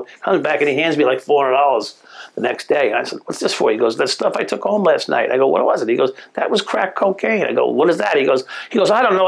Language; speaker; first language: English; native; English